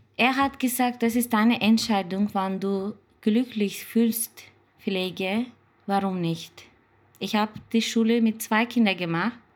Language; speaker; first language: German; non-native, learner; Turkish